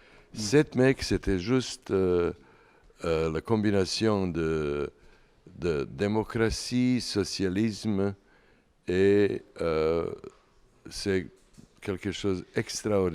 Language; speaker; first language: French; non-native, learner; Serbian